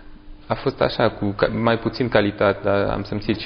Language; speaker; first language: Romanian; non-native, learner; French